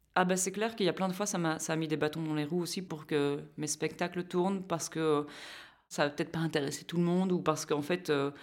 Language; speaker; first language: French; native; French